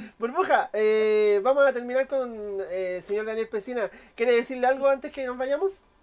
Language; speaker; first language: Spanish; native; Spanish